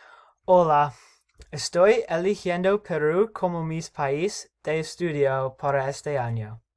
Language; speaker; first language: Spanish; non-native, learner; English